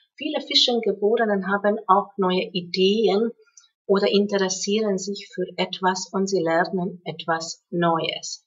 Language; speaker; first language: German; non-native, fluent; Hungarian